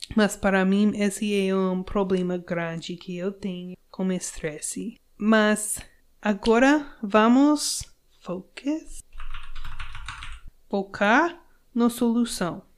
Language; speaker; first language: Portuguese; non-native, learner; English